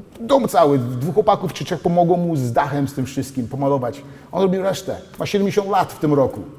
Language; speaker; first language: Polish; native; Polish